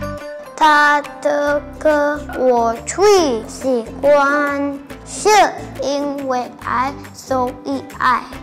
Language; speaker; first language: Chinese; non-native, learner; Indonesian